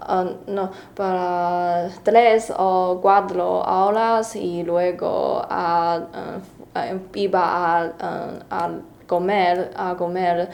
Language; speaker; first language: Spanish; non-native, learner; Chinese